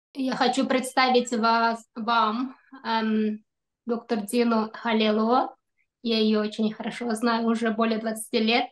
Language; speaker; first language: Russian; non-native, local second language; Kyrgyz